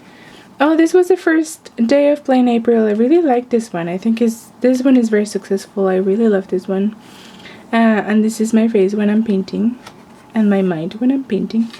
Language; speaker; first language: English; non-native, fluent; Spanish